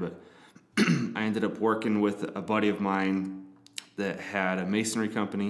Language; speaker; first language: English; native; English